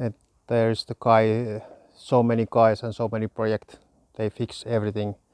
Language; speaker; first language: English; non-native, learner; Finnish